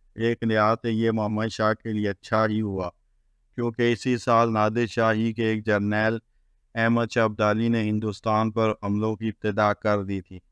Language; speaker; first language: Urdu; native; Urdu